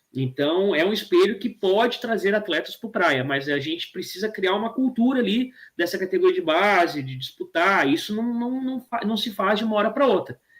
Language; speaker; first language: Portuguese; native; Portuguese